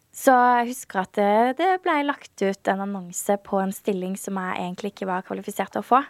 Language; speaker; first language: Norwegian; native; Norwegian